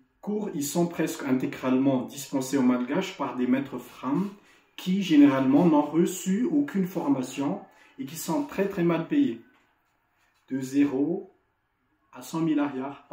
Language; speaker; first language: French; non-native, local second language; Malagasy